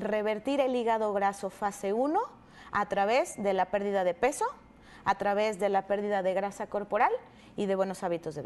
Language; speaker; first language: Spanish; native; Spanish